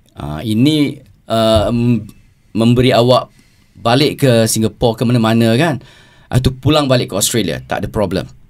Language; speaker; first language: Malay; native; Malay